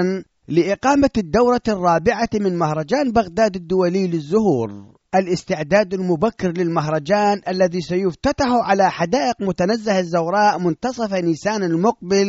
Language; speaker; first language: Arabic; native; Arabic